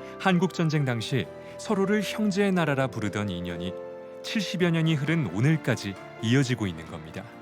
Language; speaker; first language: Korean; native; Korean